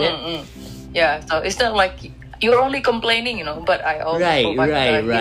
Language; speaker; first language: English; non-native, fluent; Indonesian